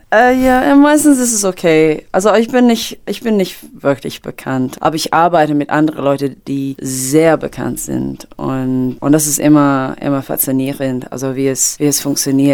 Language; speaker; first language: German; non-native, fluent; English